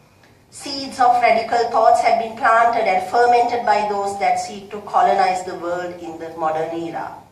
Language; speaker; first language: English; non-native, local second language; Sinhala